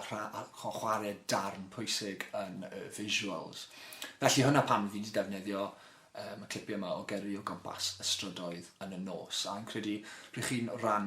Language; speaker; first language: Welsh; non-native, local second language; English